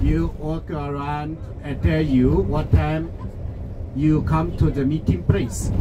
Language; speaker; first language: English; non-native, learner; Chinese